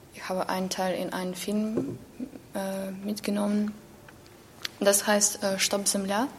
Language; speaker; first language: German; non-native, learner; Ukrainian